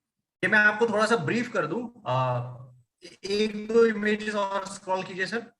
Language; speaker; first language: Hindi; native; Hindi